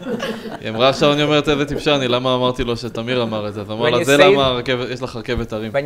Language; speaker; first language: Hebrew; native; Hebrew